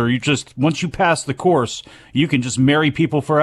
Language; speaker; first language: English; native; English